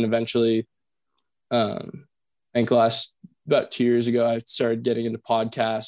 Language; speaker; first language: English; native; English